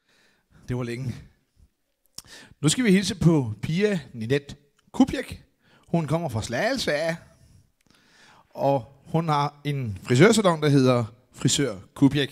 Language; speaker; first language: Danish; native; Danish